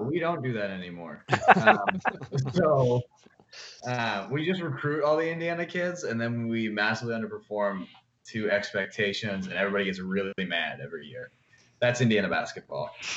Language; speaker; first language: English; native; English